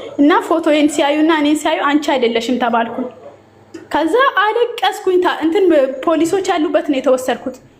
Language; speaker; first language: Amharic; native; Amharic